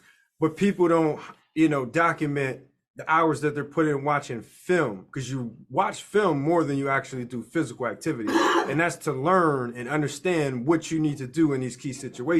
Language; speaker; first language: English; native; English